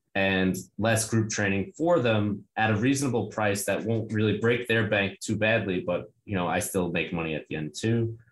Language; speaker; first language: English; native; English